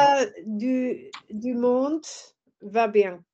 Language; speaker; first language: French; non-native, learner; English